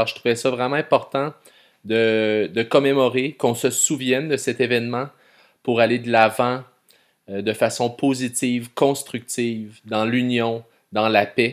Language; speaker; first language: French; native; French